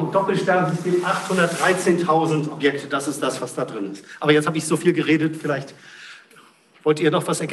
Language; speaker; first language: German; native; German